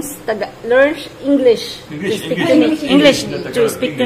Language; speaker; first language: English; non-native, local second language; Filipino